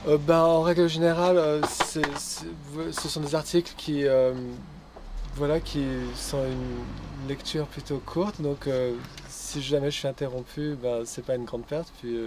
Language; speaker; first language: French; native; French